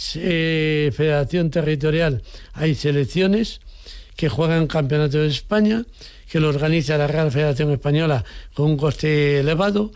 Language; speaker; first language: Spanish; native; Spanish